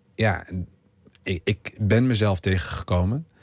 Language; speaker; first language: Dutch; native; Dutch